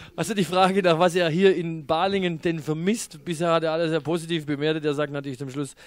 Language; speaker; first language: German; native; German